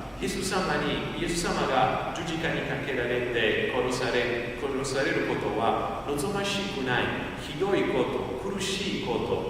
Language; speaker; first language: Japanese; non-native, fluent; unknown